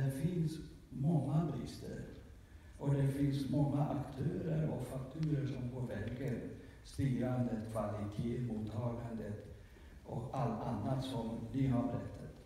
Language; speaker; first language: Swedish; non-native, fluent; Kurdish